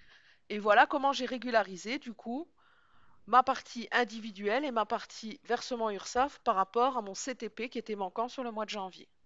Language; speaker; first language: French; native; French